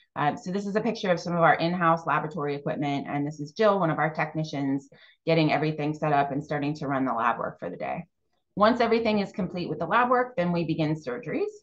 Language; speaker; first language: English; native; English